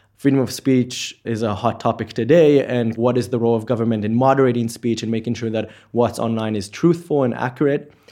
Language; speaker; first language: English; non-native, fluent; Hebrew